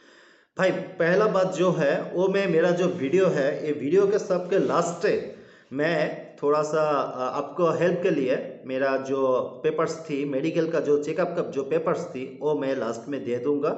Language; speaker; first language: Hindi; non-native, learner; Bangla